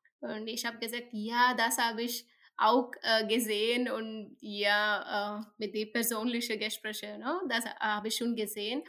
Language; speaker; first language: German; non-native, learner; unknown